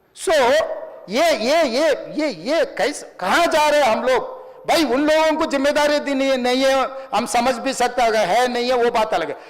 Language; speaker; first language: Hindi; non-native, local second language; Telugu